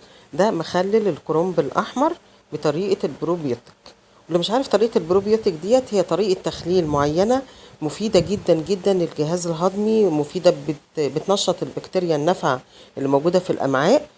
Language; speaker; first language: Arabic; native; Arabic